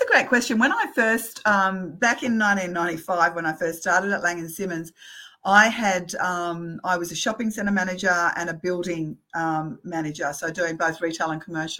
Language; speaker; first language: English; native; English